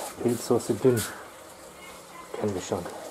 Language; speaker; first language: German; native; German